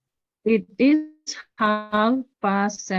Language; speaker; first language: English; non-native, learner; Indonesian